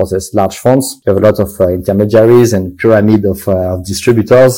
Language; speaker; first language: English; non-native, fluent; French